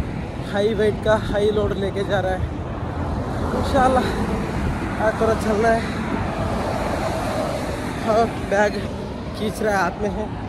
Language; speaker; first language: Hindi; non-native, local second language; Kannada